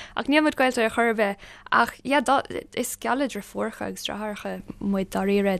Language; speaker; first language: Irish; non-native, local second language; English